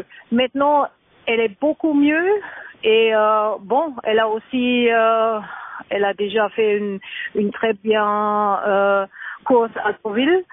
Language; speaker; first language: French; non-native, learner; German